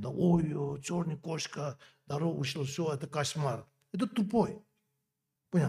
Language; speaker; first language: Russian; non-native, learner; Tibetan